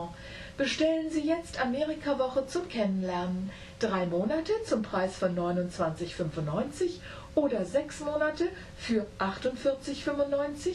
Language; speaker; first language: German; native; German